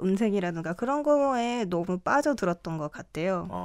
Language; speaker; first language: Korean; non-native, fluent; Japanese